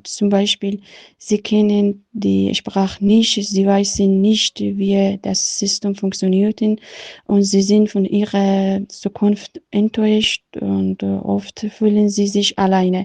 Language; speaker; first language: German; non-native, learner; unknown